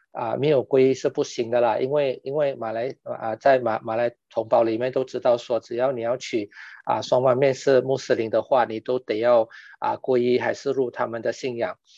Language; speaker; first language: Chinese; non-native, local second language; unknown